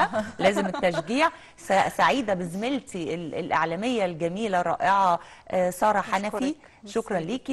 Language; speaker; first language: Arabic; native; Arabic